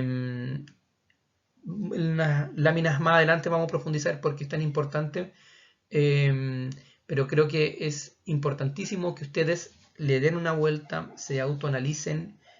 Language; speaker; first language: Spanish; native; Spanish